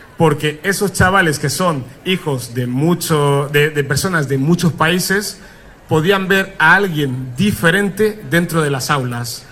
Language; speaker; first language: Spanish; early bilingual, other home language; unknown